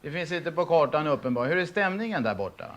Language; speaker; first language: Swedish; native; Swedish